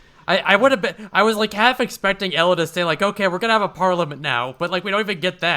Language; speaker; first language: English; native; English